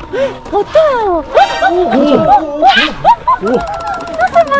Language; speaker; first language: Chinese; non-native, fluent; Japanese